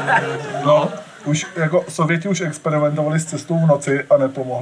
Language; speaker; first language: Czech; native; Czech